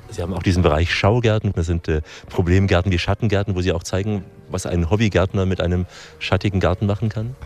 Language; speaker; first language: German; native; German